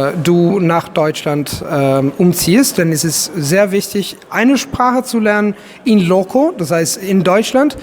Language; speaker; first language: German; non-native, fluent; Italian